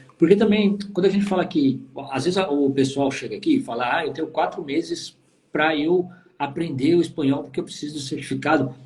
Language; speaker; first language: Portuguese; native; Portuguese